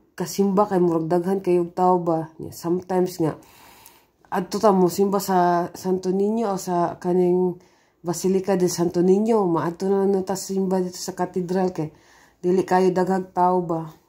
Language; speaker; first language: Cebuano; native; Cebuano